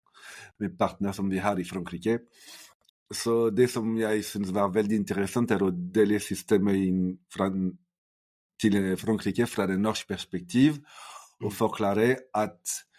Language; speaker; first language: Norwegian; non-native, fluent; French